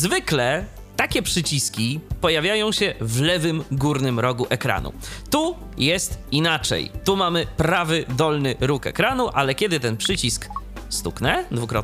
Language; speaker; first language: Polish; native; Polish